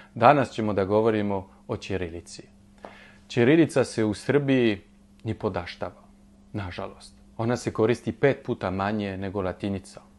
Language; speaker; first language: Bosnian; non-native, fluent; French